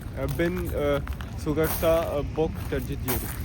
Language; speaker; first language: Turkish; non-native, learner; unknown